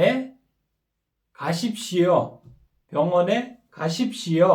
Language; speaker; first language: Korean; non-native, fluent; Kyrgyz